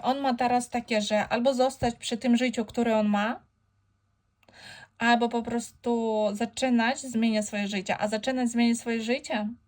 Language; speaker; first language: Polish; non-native, fluent; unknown